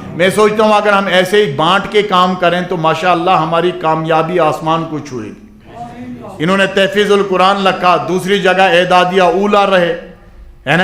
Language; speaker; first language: Urdu; non-native, local second language; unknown